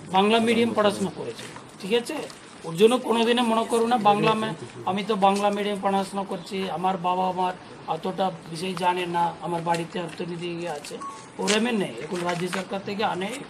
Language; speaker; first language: Bangla; non-native, local second language; Tamil